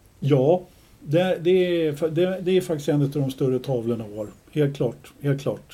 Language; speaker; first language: Swedish; native; Swedish